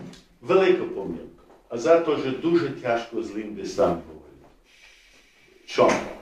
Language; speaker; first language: Ukrainian; non-native, learner; English